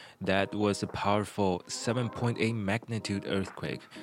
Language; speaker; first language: English; non-native, fluent; Chinese